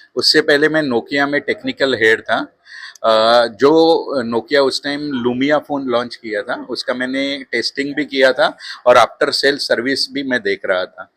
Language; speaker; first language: Hindi; non-native, local second language; Marathi